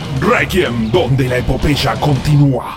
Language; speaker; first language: Spanish; native; Spanish